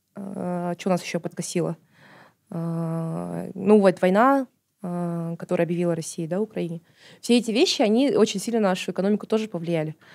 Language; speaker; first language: Russian; non-native, local second language; Kazakh